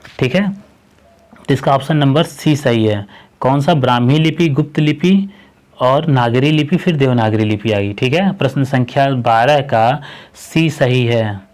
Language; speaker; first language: Hindi; native; Hindi